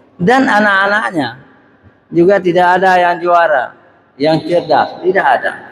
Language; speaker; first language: Malay; non-native, local second language; Achinese